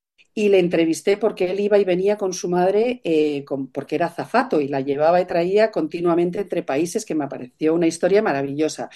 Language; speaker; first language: Spanish; native; Spanish